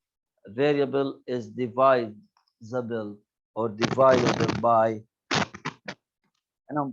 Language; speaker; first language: English; non-native, local second language; Arabic